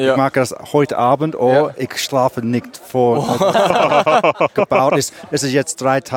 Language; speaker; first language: German; non-native, learner; English